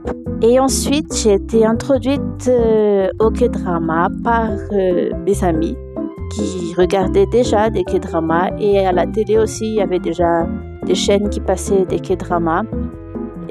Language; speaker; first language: French; non-native, local second language; Malagasy